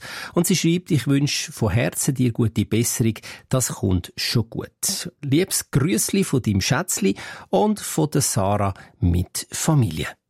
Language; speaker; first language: German; native; German